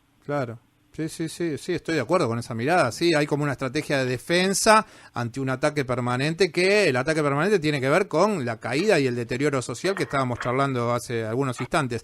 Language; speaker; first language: Spanish; native; Spanish